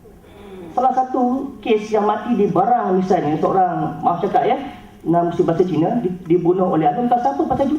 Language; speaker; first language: Malay; native; Malay